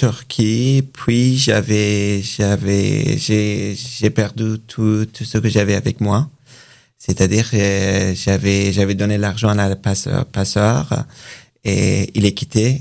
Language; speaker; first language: French; non-native, learner; Persian